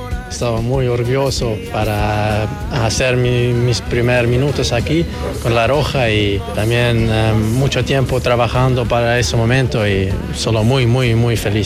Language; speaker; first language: Spanish; non-native, learner; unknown